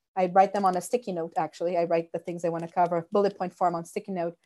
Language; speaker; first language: English; non-native, fluent; Portuguese